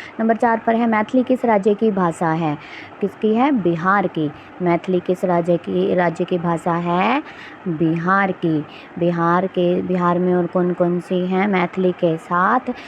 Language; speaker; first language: Hindi; native; Hindi